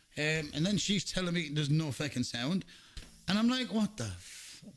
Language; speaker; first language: English; native; English